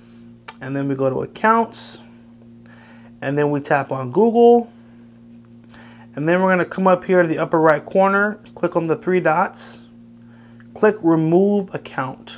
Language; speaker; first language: English; native; English